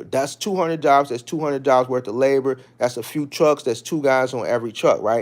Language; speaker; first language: English; native; English